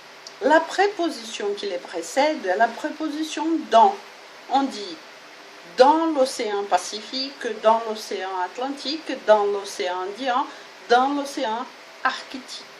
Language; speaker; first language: French; non-native, fluent; Portuguese